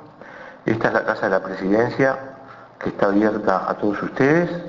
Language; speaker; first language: Spanish; native; Spanish